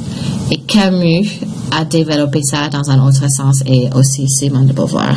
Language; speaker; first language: French; non-native, fluent; English